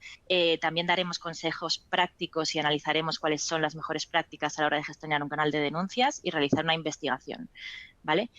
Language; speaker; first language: Spanish; native; Spanish